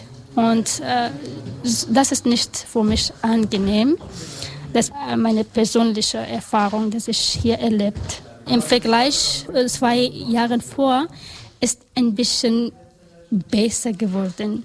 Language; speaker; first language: German; non-native, learner; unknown